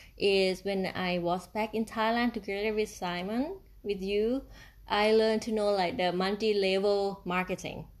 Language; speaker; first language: English; non-native, fluent; Thai